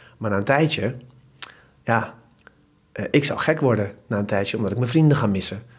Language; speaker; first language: Dutch; early bilingual, other home language; Turkish